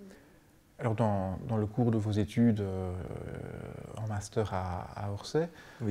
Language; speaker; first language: French; native; French